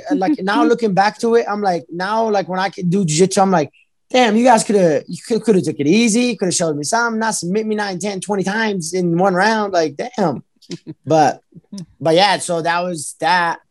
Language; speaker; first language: English; early bilingual, other home language; Arabic